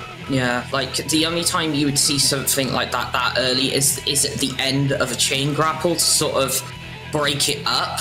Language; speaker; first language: English; native; English